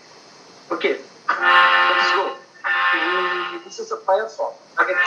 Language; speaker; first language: English; non-native, local second language; Malayalam